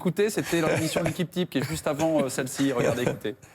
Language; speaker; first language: French; native; French